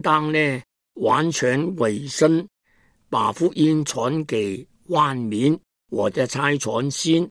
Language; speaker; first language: Chinese; non-native, local second language; Cantonese